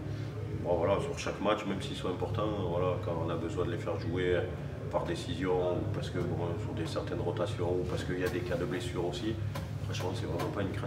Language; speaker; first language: French; native; French